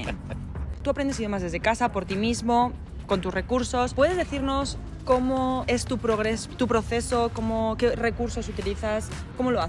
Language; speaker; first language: Spanish; native; Spanish